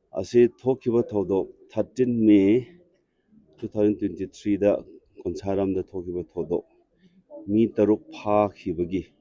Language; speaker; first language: Manipuri; non-native, local second language; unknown